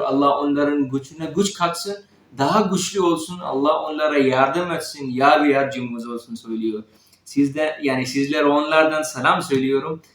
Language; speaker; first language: Turkish; non-native, learner; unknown